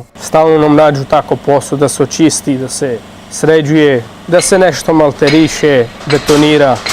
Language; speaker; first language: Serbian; non-native, local second language; Romany